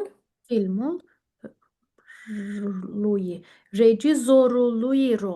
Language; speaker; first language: Romanian; non-native, learner; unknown